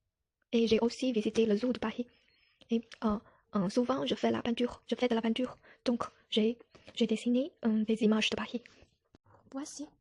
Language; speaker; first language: French; non-native, learner; Chinese